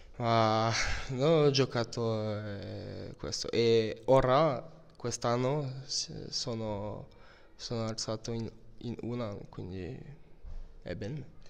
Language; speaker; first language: Italian; non-native, learner; French